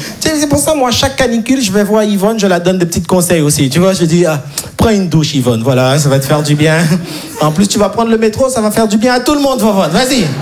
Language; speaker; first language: French; non-native, local second language; Haitian Creole